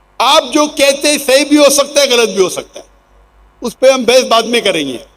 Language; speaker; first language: Urdu; non-native, local second language; Konkani